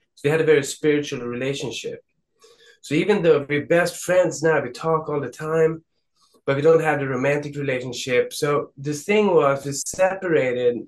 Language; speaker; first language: English; non-native, fluent; Swedish